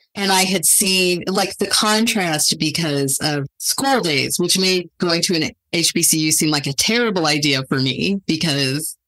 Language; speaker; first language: English; native; English